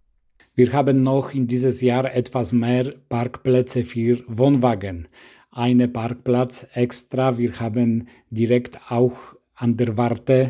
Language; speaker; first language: German; non-native, learner; Polish